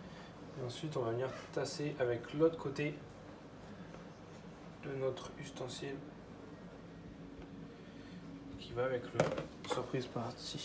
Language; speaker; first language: French; native; French